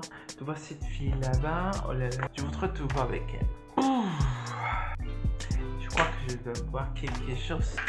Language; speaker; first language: French; non-native, learner; Spanish